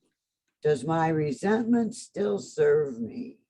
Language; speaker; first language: English; native; English